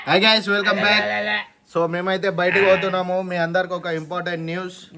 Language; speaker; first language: Telugu; non-native, local second language; Lambadi